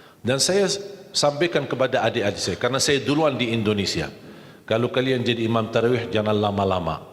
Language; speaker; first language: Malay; non-native, fluent; Arabic